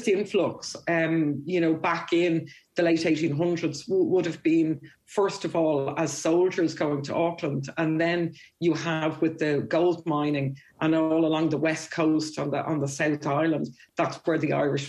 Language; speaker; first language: English; native; English